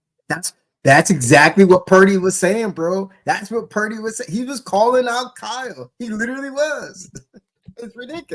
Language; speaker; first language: English; native; English